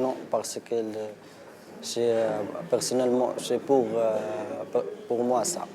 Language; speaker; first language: French; non-native, learner; Arabic